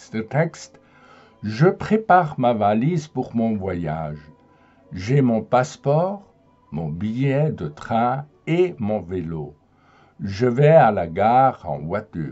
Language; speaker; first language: French; non-native, fluent; German